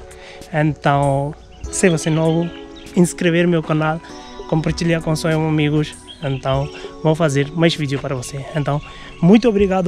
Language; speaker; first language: Portuguese; non-native, learner; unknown